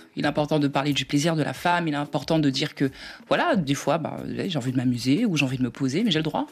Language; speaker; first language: French; native; French